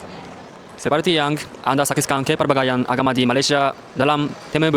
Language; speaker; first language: Indonesian; non-native, learner; Japanese